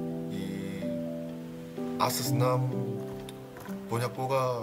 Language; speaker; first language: Bulgarian; non-native, learner; Korean